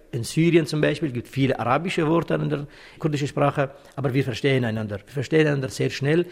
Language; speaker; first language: German; non-native, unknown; Kurdish